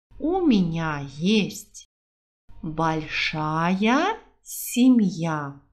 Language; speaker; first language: Russian; non-native, fluent; Portuguese